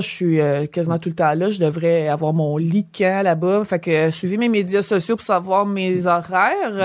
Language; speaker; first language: French; native; French